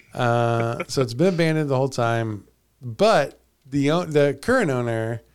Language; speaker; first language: English; native; English